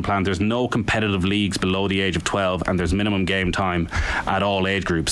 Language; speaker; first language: English; native; English